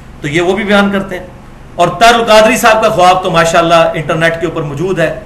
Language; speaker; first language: Urdu; non-native, local second language; Punjabi